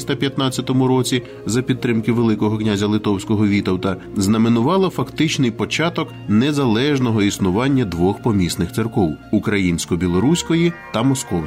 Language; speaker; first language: Ukrainian; native; Ukrainian